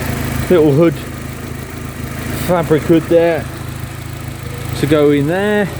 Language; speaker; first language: English; native; English